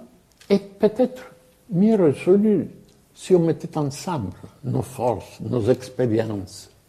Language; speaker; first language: French; non-native, fluent; Italian